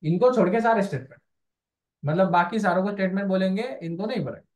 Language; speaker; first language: Hindi; non-native, local second language; Marathi